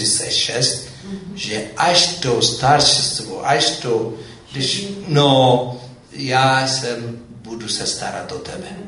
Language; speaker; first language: Czech; non-native, fluent; Amharic